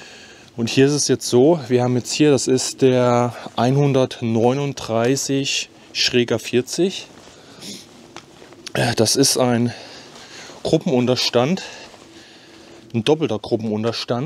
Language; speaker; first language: German; native; German